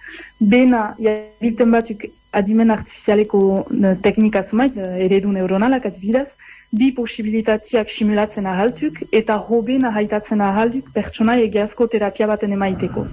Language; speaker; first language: Basque; native; Basque